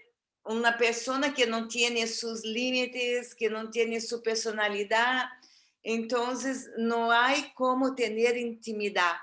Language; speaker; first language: Spanish; non-native, fluent; Portuguese